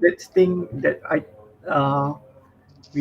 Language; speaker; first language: English; non-native, fluent; Malay